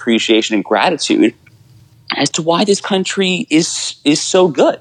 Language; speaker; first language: English; native; English